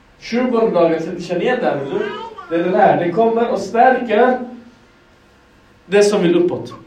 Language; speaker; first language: Swedish; non-native, fluent; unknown